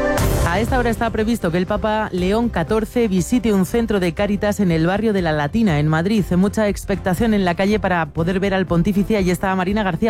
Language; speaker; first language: Spanish; native; Spanish